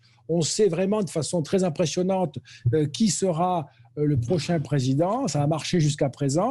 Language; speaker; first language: French; native; French